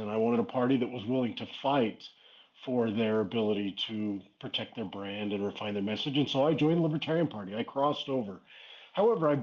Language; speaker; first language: English; native; English